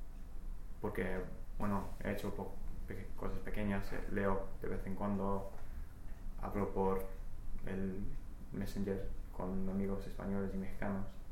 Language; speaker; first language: Spanish; non-native, fluent; English